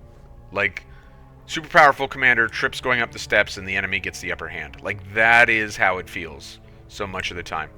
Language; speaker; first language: English; native; English